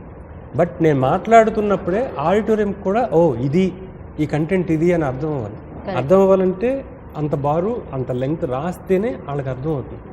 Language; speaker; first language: Telugu; native; Telugu